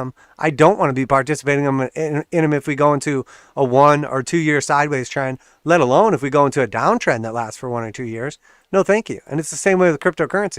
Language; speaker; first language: English; native; English